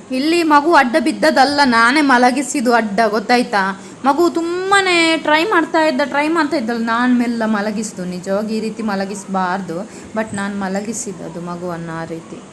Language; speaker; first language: Kannada; non-native, local second language; Tulu